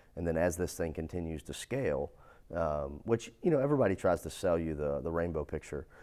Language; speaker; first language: English; native; English